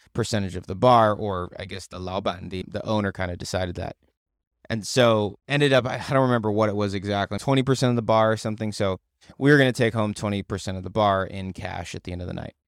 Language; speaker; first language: English; native; English